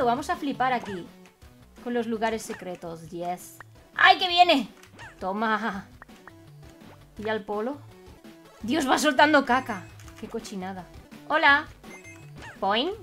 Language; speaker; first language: Spanish; native; Spanish